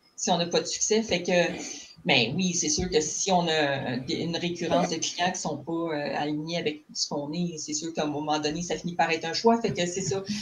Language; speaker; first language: French; native; French